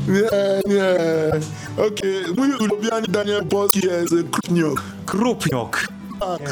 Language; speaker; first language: Polish; non-native, learner; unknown